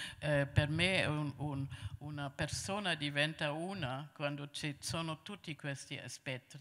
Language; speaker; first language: Italian; non-native, fluent; German